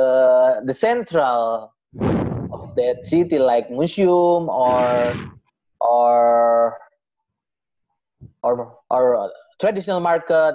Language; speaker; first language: English; non-native, learner; Indonesian